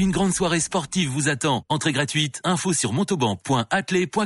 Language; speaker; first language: French; native; French